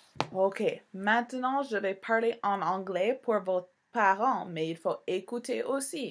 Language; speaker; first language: French; non-native, fluent; English